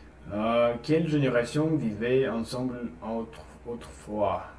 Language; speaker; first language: French; non-native, learner; Russian